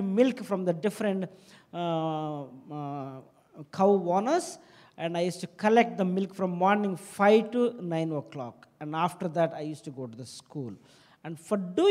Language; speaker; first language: English; non-native, local second language; Telugu